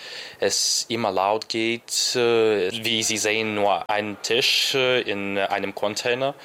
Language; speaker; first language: German; non-native, learner; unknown